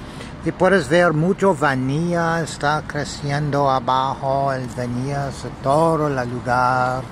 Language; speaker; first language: Spanish; non-native, learner; English